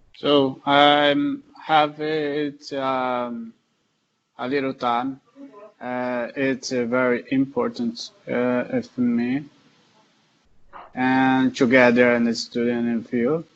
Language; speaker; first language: English; non-native, learner; Portuguese